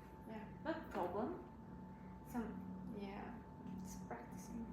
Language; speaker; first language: English; non-native, learner; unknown